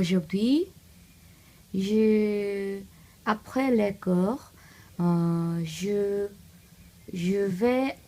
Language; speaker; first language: French; non-native, learner; Korean